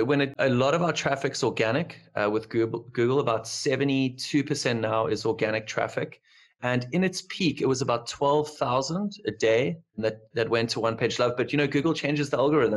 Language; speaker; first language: English; native; English